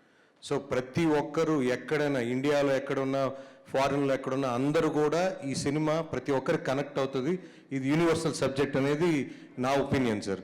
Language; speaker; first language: Telugu; native; Telugu